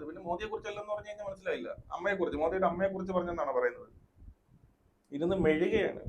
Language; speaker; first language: Malayalam; native; Malayalam